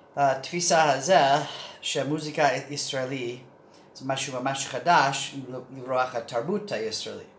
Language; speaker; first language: Hebrew; non-native, learner; English